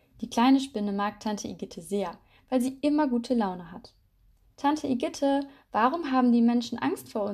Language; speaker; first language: German; native; German